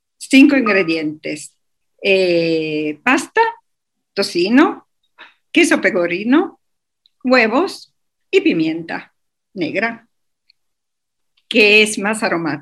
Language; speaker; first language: Spanish; non-native, fluent; Italian